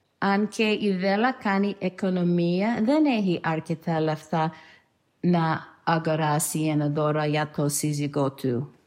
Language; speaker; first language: Greek; non-native, learner; English